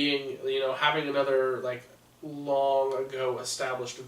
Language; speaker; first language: English; native; English